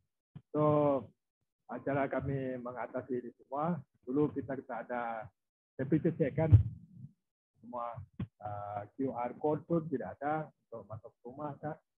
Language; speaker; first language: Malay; non-native, local second language; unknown